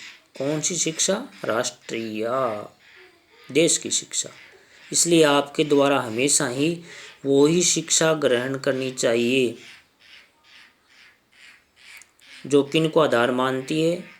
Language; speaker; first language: Hindi; native; Hindi